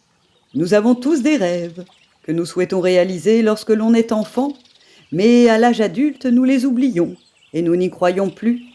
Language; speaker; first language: French; native; French